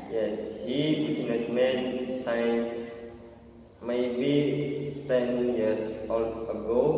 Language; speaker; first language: English; non-native, learner; Indonesian